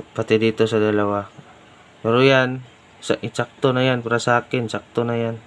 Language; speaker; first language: Filipino; non-native, local second language; Cebuano